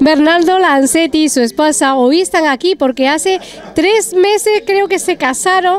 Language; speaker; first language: Spanish; native; Spanish